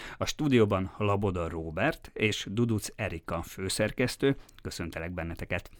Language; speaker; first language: Hungarian; native; Hungarian